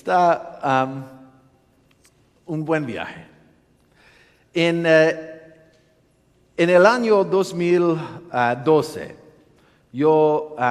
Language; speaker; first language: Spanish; non-native, learner; English